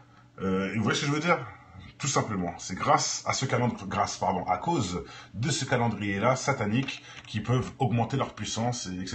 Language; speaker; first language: French; native; French